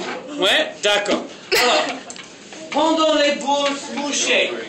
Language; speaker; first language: French; non-native, local second language; English